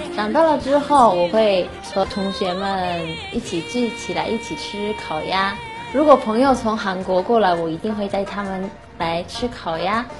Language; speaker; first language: Chinese; non-native, fluent; Korean